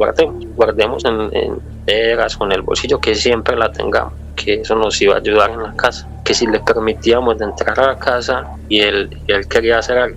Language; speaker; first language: Spanish; native; Spanish